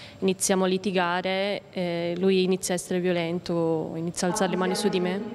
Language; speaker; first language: Italian; early bilingual, other home language; Punjabi